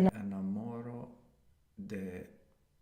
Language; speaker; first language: Spanish; non-native, learner; English